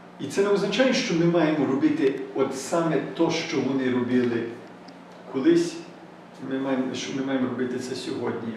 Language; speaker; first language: Ukrainian; early bilingual, heritage; Ukrainian